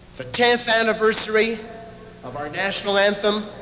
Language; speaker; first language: English; native; English